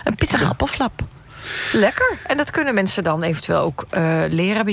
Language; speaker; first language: Dutch; native; Dutch